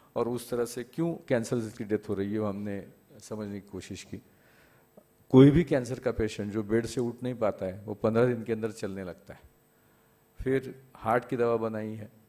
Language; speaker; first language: Hindi; non-native, local second language; Marathi